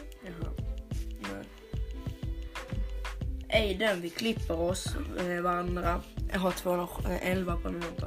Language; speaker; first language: Swedish; native; Swedish